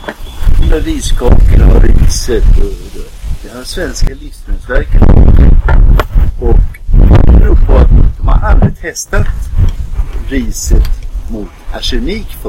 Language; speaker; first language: Swedish; native; Swedish